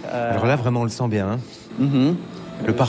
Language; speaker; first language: French; native; French